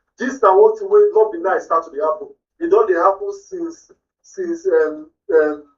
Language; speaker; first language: Nigerian Pidgin; native; Nigerian Pidgin